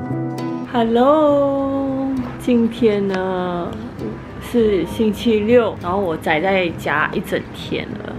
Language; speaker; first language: Chinese; native; Chinese